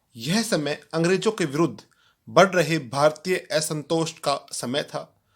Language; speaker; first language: Hindi; native; Hindi